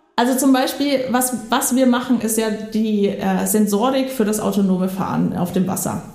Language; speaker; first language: German; native; German